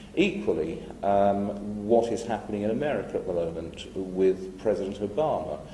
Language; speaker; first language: English; native; English